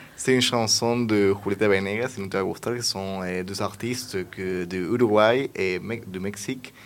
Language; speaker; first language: French; non-native, fluent; Spanish